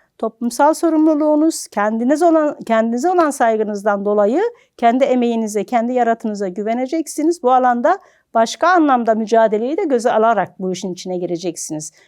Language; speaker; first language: Turkish; native; Turkish